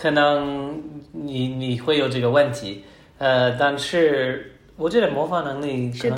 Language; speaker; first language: Chinese; non-native, learner; English